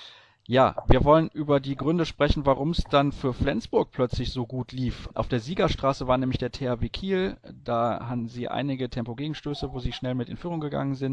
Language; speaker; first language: German; native; German